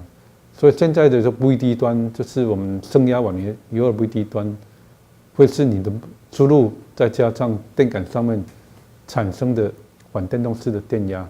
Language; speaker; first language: Chinese; native; Chinese